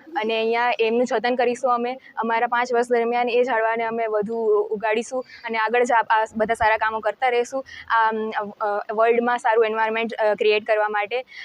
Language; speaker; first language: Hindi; non-native, local second language; Gujarati